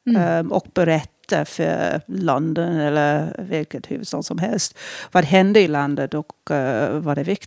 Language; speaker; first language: Swedish; non-native, fluent; English